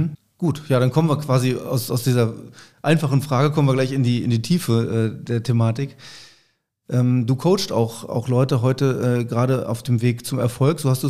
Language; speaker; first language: German; native; German